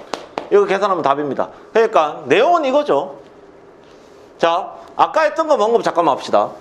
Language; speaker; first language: Korean; native; Korean